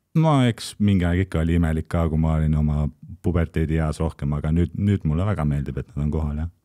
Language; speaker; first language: Estonian; native; Estonian